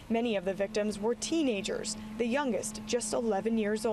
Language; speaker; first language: English; native; English